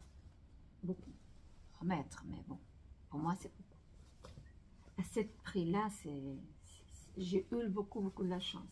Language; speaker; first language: French; non-native, fluent; Portuguese